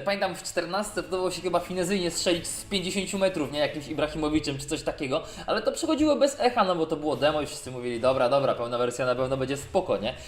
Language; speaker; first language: Polish; native; Polish